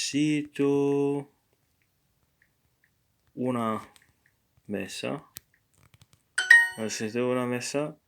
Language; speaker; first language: Spanish; non-native, learner; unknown